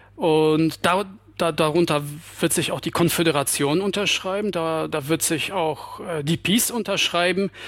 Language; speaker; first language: German; non-native, fluent; Polish